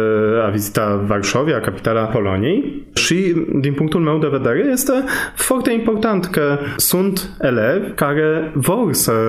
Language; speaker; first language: Romanian; non-native, fluent; Polish